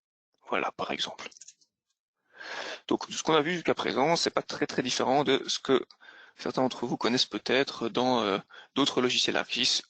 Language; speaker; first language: French; native; French